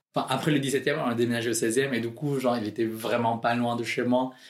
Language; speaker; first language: French; non-native, fluent; Filipino